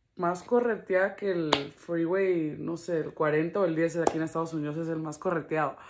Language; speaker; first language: Spanish; early bilingual, heritage; Spanish